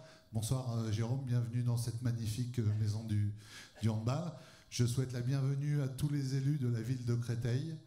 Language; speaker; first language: French; native; French